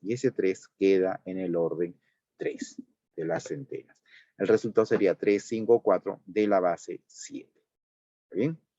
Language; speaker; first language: Spanish; native; Spanish